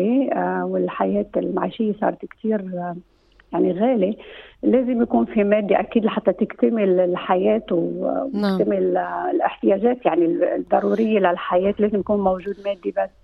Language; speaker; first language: Arabic; native; Arabic